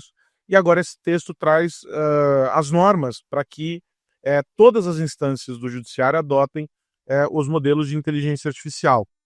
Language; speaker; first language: Portuguese; native; Portuguese